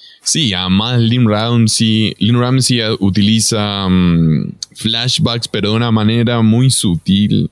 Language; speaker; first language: Spanish; native; Spanish